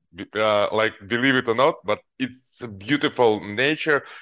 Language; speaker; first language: English; non-native, fluent; Russian